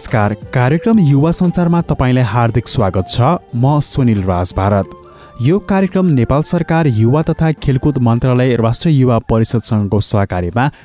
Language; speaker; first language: Nepali; native; Nepali